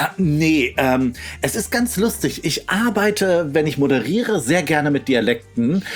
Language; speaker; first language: German; native; German